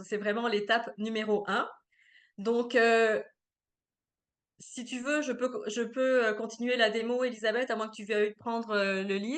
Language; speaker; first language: French; native; French